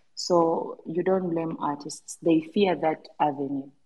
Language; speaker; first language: English; non-native, local second language; Ganda